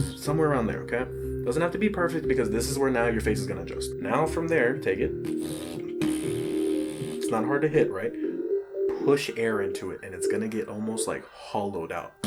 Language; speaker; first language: English; native; English